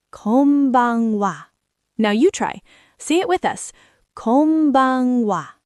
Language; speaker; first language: English; native; English